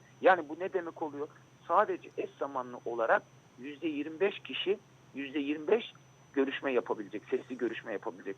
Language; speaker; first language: Turkish; native; Turkish